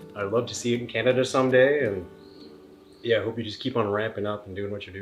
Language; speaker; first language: English; native; English